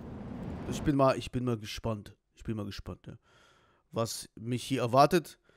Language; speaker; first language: German; native; German